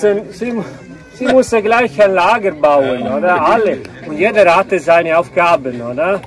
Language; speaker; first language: German; non-native, fluent; Italian